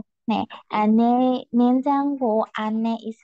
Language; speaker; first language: Korean; non-native, learner; Burmese